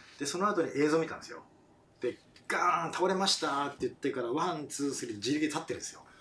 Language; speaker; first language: Japanese; non-native, fluent; French